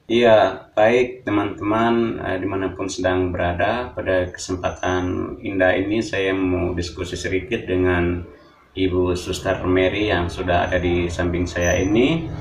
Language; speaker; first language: Indonesian; non-native, local second language; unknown